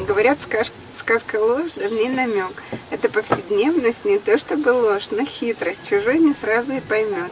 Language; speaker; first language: Russian; native; Russian